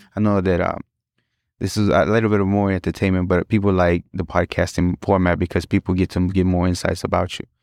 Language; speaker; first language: English; early bilingual, other home language; Spanish